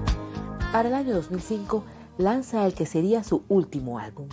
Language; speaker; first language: Spanish; native; Spanish